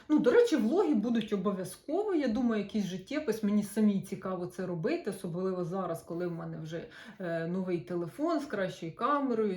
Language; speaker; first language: Ukrainian; non-native, local second language; Russian